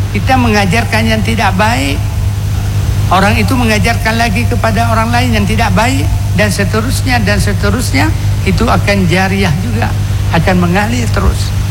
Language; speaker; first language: Indonesian; non-native, local second language; Achinese